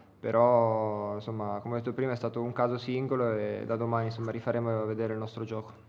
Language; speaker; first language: Italian; native; Italian